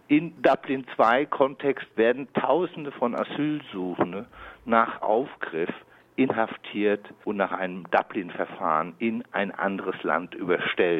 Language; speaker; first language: German; native; German